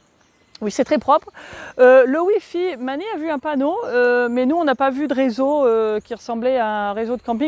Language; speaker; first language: French; native; French